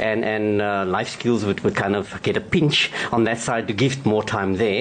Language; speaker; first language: English; non-native, local second language; Afrikaans